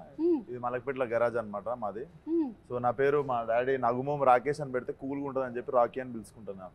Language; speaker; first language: Telugu; native; Telugu